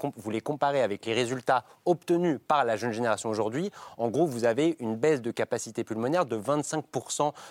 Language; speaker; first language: French; native; French